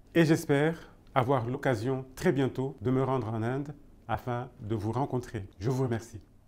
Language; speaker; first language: French; non-native, local second language; Comorian